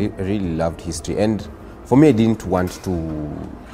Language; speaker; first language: English; non-native, local second language; Swahili